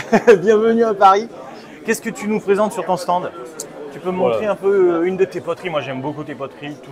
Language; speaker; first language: French; native; French